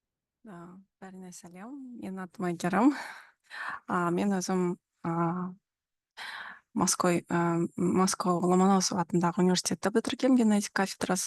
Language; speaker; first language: Kazakh; non-native, local second language; Russian